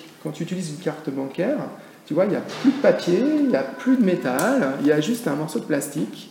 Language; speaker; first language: French; native; French